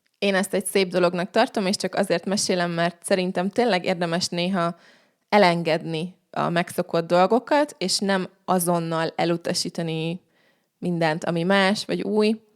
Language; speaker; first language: Hungarian; native; Hungarian